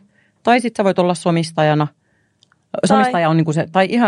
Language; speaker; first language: Finnish; native; Finnish